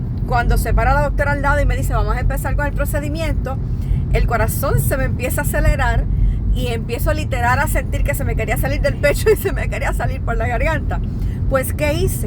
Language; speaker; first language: Spanish; native; Spanish